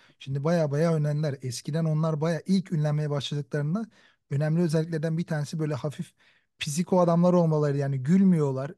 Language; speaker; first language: Turkish; native; Turkish